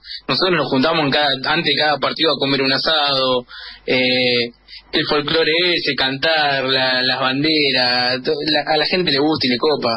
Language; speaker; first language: Spanish; native; Spanish